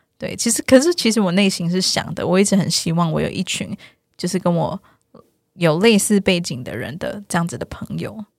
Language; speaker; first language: Chinese; native; Chinese